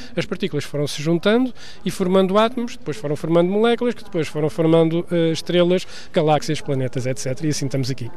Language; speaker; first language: Portuguese; native; Portuguese